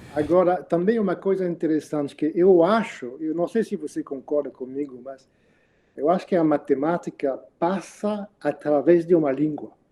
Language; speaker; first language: Portuguese; non-native, fluent; French